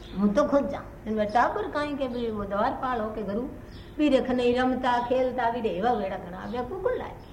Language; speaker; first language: Hindi; native; Hindi